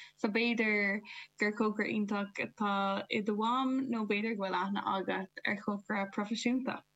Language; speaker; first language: Irish; non-native, local second language; English